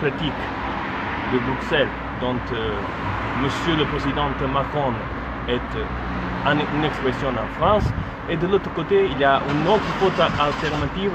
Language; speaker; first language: French; non-native, fluent; Italian